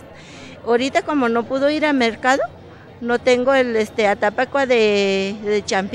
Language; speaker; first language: Spanish; non-native, local second language; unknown